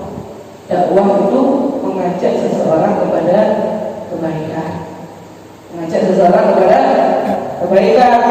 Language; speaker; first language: Indonesian; native; Indonesian